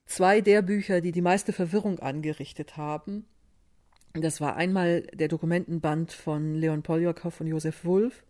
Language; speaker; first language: German; native; German